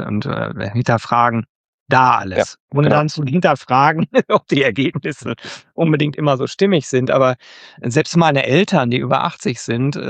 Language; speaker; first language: German; native; German